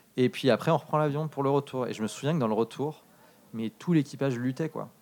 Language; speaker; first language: French; early bilingual, other home language; English